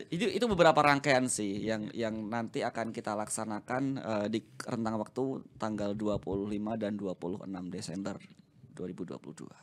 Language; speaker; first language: Indonesian; native; Indonesian